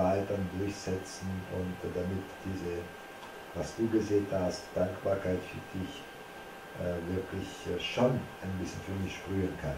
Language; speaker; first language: German; non-native, fluent; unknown